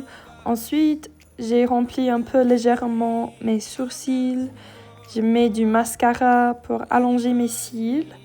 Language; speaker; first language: French; non-native, learner; English